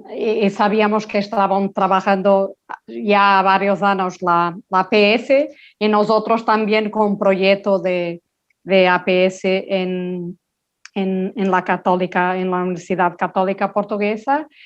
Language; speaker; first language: Spanish; non-native, local second language; Portuguese